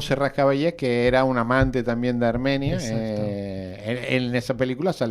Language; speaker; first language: Spanish; native; Spanish